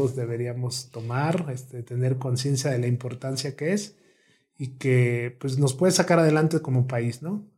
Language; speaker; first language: Spanish; native; Spanish